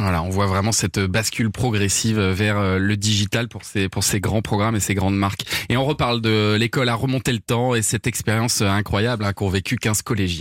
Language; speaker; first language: French; native; French